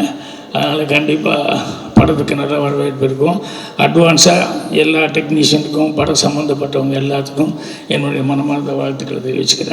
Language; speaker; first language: Tamil; native; Tamil